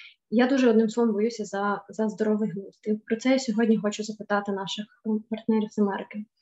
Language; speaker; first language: Ukrainian; native; Ukrainian